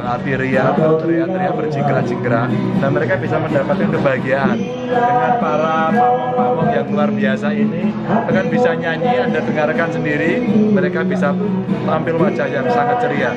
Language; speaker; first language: Indonesian; non-native, local second language; Javanese